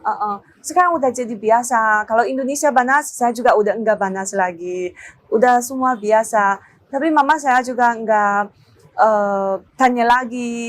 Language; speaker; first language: Indonesian; non-native, learner; Chinese